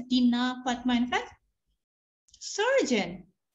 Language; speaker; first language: English; non-native, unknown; Indonesian